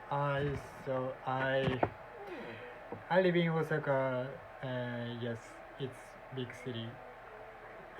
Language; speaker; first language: English; non-native, learner; Japanese